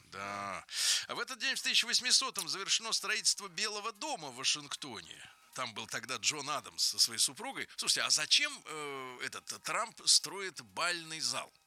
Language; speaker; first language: Russian; native; Russian